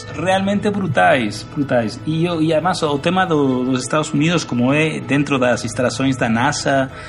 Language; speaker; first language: Portuguese; non-native, learner; Spanish